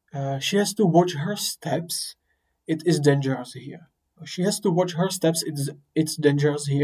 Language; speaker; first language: English; non-native, fluent; Czech